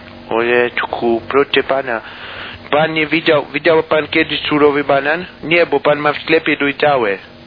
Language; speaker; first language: Polish; non-native, learner; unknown